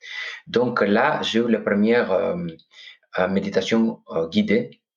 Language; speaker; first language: French; non-native, fluent; Greek